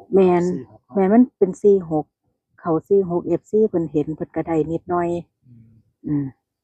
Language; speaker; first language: Thai; native; Thai